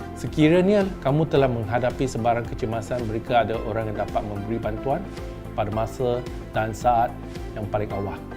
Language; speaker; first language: Malay; non-native, local second language; Chinese